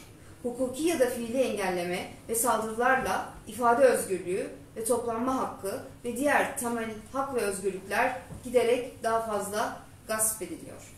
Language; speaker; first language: Turkish; native; Turkish